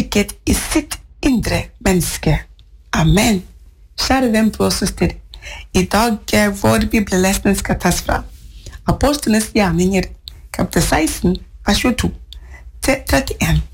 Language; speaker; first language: Norwegian; non-native, fluent; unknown